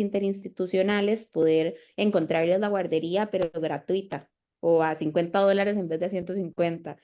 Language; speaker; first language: Spanish; native; Spanish